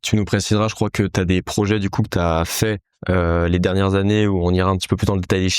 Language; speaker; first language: French; native; French